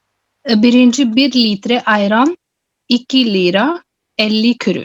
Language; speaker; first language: Turkish; non-native, learner; Urdu